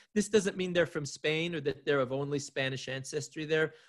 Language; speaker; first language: English; native; English